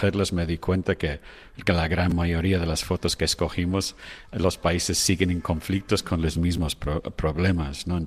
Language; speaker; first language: Spanish; non-native, fluent; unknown